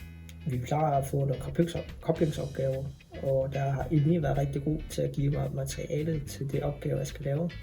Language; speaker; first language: Danish; non-native, local second language; Kalaallisut